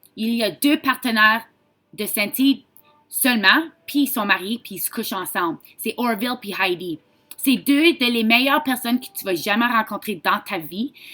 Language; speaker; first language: French; native; French